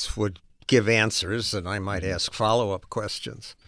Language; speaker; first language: English; native; English